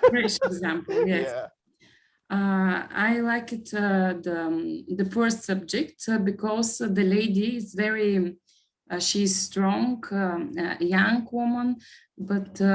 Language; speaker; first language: English; non-native, learner; Bulgarian